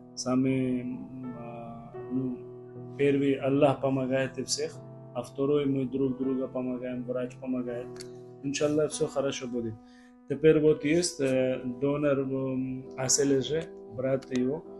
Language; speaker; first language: Russian; non-native, learner; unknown